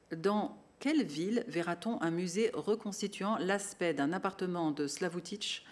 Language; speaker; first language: French; native; French